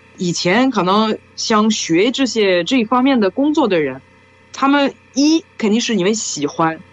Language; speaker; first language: Chinese; non-native, fluent; French